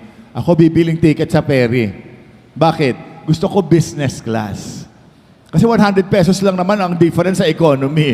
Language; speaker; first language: Filipino; native; Filipino